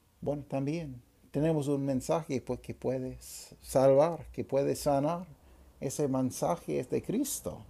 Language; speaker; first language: Spanish; non-native, fluent; English